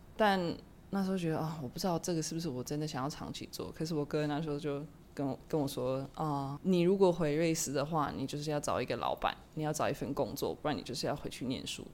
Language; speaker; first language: Chinese; non-native, fluent; German